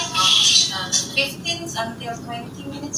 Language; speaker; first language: English; non-native, learner; Indonesian